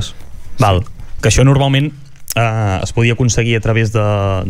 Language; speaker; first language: Catalan; native; Catalan